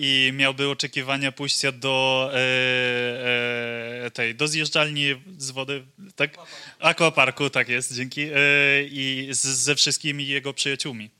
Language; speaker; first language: Polish; non-native, learner; English